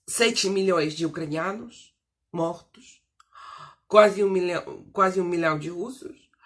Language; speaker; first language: Portuguese; non-native, fluent; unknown